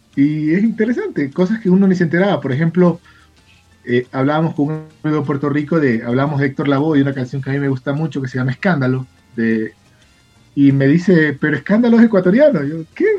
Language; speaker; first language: Spanish; native; Spanish